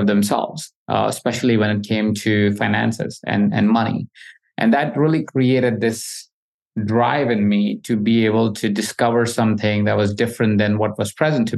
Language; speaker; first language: English; non-native, local second language; Hindi